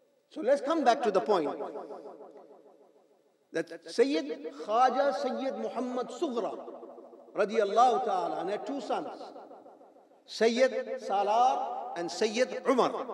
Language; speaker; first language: English; non-native, local second language; Urdu